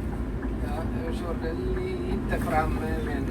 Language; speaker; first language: Swedish; non-native, learner; Tigrinya